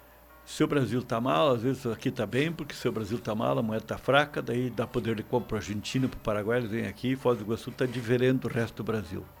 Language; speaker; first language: Portuguese; native; Portuguese